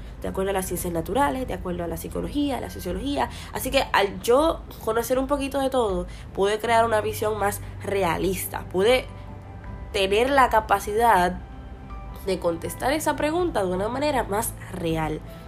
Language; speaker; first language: Spanish; native; Spanish